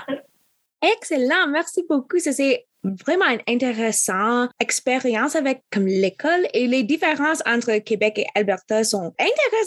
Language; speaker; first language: French; non-native, local second language; English